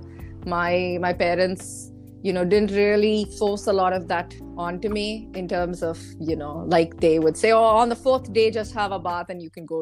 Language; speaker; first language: English; non-native, local second language; Tamil